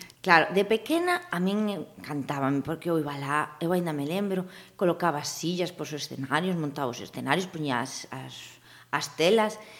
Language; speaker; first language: Galician; native; Galician